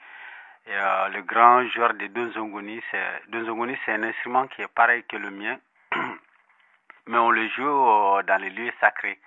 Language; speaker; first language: French; non-native, local second language; Bambara